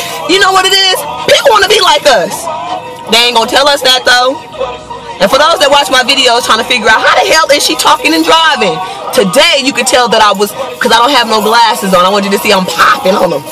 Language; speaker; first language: English; native; English